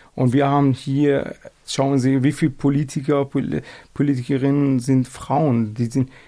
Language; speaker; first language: German; non-native, fluent; Persian